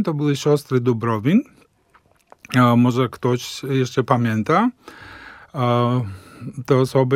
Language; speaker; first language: Polish; non-native, fluent; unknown